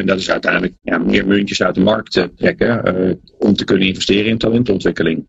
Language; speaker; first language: Dutch; native; Dutch